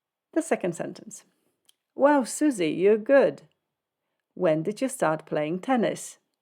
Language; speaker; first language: English; non-native, fluent; Polish